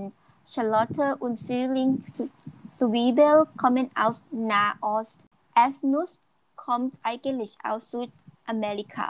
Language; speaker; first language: German; non-native, learner; Thai